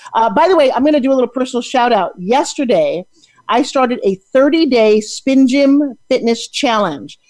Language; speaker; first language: English; native; English